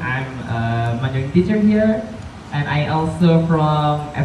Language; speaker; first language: English; non-native, learner; Indonesian